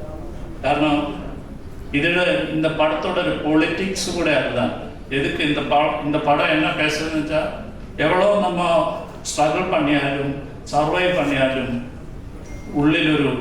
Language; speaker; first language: Tamil; non-native, learner; Malayalam